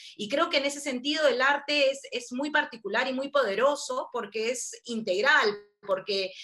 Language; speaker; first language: Spanish; native; Spanish